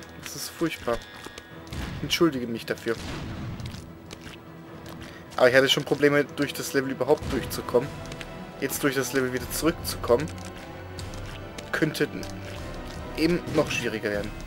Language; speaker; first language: German; native; German